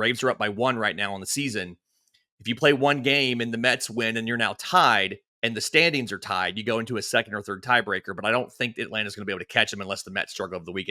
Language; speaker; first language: English; native; English